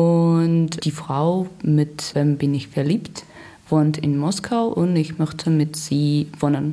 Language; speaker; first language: German; non-native, learner; Russian